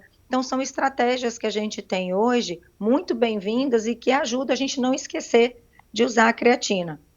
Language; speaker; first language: Portuguese; native; Portuguese